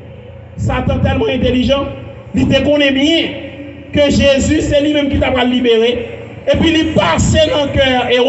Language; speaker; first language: French; non-native, local second language; Haitian Creole